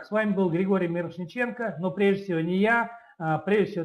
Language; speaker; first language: Russian; native; Russian